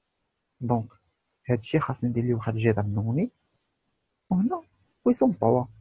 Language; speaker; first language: Arabic; native; Arabic